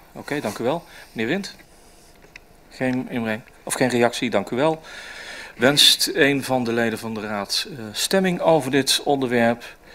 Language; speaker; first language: Dutch; native; Dutch